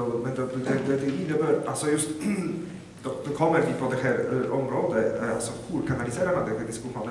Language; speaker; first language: Swedish; non-native, fluent; Polish